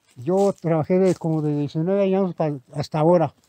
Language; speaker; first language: Spanish; native; Spanish